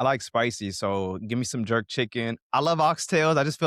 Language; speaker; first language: English; native; English